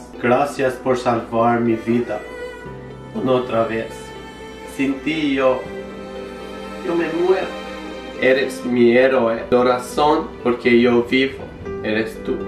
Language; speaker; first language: Spanish; non-native, learner; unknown